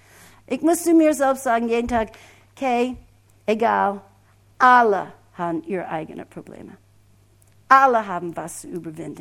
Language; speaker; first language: German; non-native, fluent; English